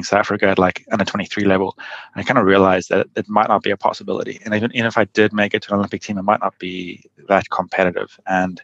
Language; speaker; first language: English; native; English